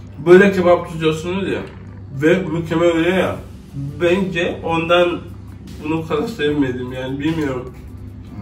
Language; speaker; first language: Turkish; non-native, fluent; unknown